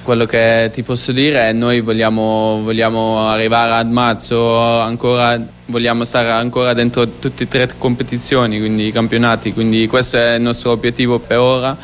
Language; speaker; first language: Italian; non-native, fluent; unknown